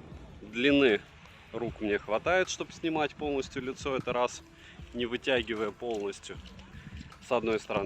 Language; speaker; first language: Russian; native; Russian